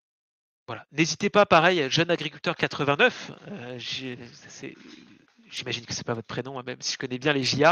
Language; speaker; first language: French; native; French